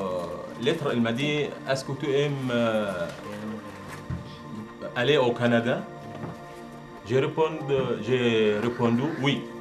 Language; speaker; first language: French; non-native, learner; Arabic